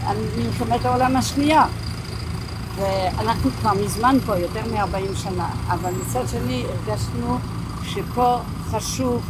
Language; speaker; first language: Hebrew; non-native, fluent; French